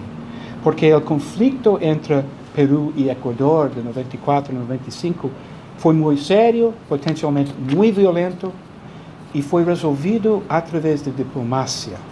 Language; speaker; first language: Spanish; non-native, fluent; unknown